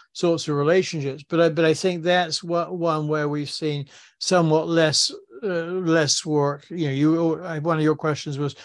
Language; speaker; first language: English; native; English